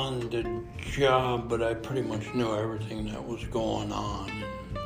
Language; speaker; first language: English; native; English